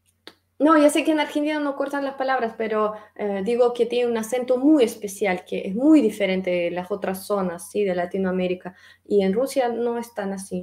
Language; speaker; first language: Spanish; non-native, fluent; Russian